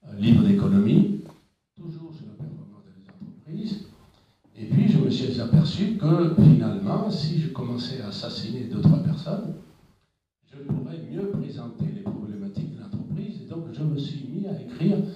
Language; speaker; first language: French; non-native, fluent; Italian